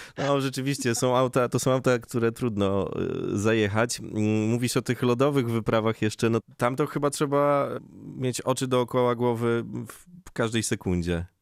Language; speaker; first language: Polish; native; Polish